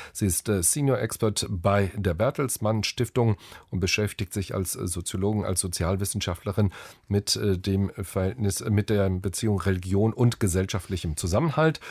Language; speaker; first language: German; native; German